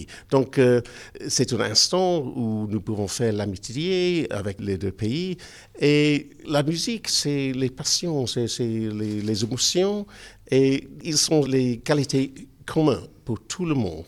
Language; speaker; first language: French; non-native, learner; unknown